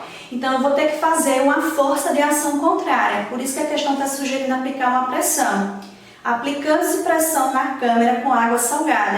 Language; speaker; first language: Portuguese; native; Portuguese